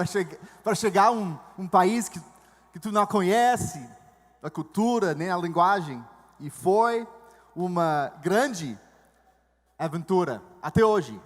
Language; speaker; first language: Portuguese; non-native, fluent; English